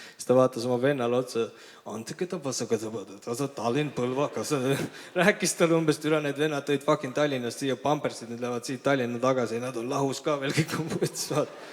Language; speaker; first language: Estonian; early bilingual, other home language; Armenian